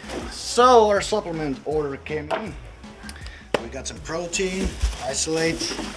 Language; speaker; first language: English; non-native, fluent; Finnish